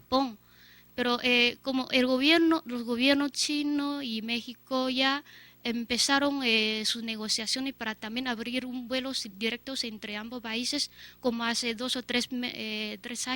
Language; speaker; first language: Spanish; non-native, fluent; Chinese